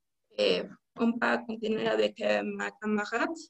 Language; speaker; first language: French; non-native, learner; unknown